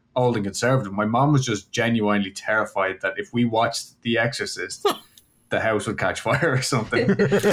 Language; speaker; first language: English; native; English